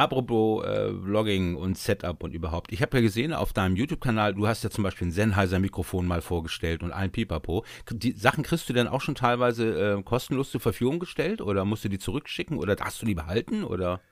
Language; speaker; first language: German; native; German